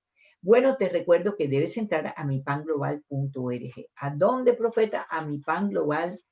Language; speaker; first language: Spanish; native; Spanish